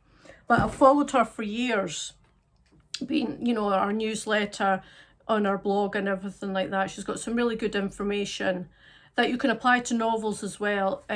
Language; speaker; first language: English; native; English